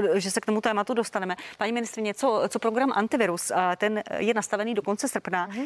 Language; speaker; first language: Czech; native; Czech